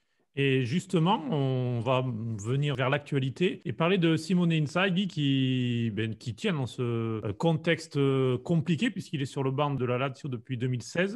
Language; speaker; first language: French; native; French